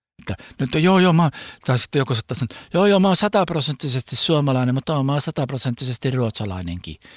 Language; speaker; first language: Finnish; early bilingual, heritage; Finnish